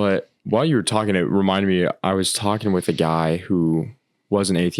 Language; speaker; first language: English; native; English